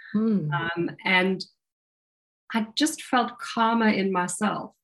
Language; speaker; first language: English; native; English